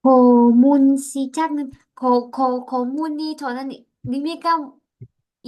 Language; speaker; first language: Korean; non-native, learner; Vietnamese